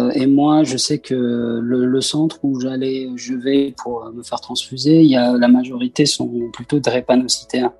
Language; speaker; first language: French; early bilingual, other home language; Persian